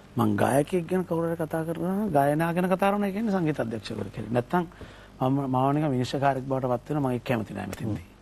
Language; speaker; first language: Sinhala; native; Sinhala